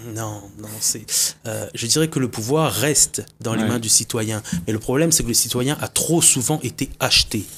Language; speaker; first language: French; native; French